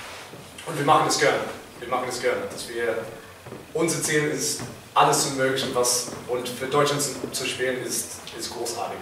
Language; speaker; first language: German; non-native, fluent; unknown